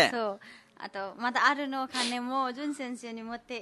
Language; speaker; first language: Japanese; non-native, learner; Nepali